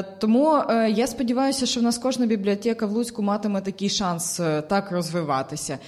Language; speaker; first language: Ukrainian; non-native, local second language; Russian